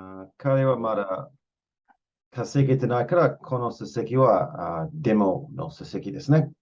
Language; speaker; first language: Japanese; non-native, fluent; English